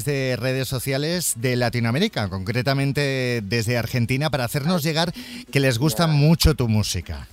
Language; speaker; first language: Spanish; native; Spanish